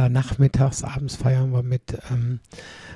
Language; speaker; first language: German; native; German